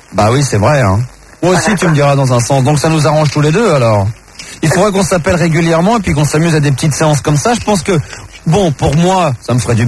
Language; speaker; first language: French; native; French